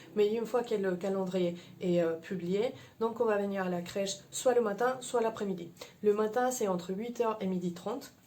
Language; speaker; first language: French; non-native, fluent; Spanish